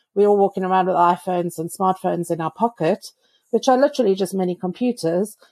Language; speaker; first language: English; native; English